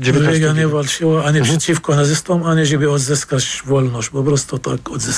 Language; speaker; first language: Polish; non-native, fluent; Arabic